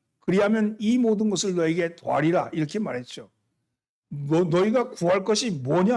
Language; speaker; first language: Korean; native; Korean